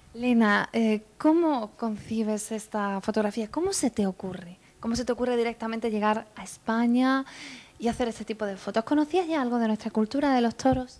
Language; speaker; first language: Spanish; native; Spanish